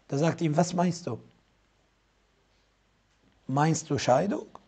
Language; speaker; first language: German; non-native, fluent; Arabic